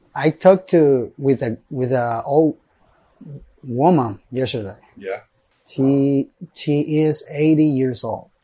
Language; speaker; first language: English; non-native, learner; Spanish